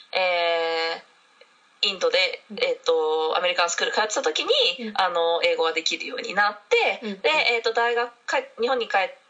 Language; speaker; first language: Japanese; native; Japanese